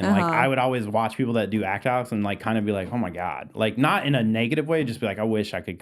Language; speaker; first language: English; native; English